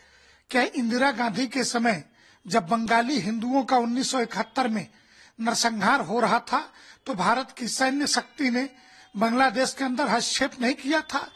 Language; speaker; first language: Hindi; native; Hindi